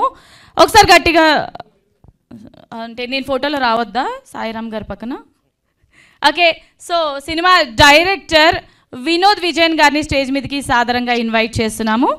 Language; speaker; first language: Telugu; native; Telugu